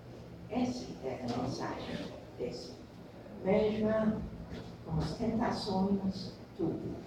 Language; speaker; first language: Portuguese; non-native, fluent; English